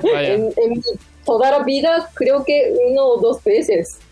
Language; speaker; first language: Spanish; non-native, learner; Japanese